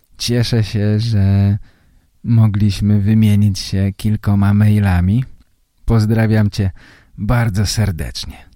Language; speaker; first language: Polish; native; Polish